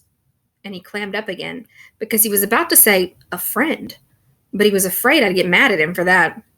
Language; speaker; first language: English; native; English